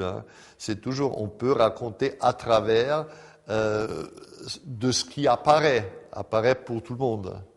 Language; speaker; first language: French; non-native, fluent; German